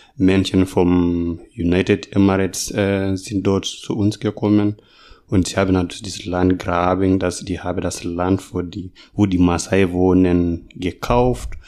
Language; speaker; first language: German; non-native, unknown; Swahili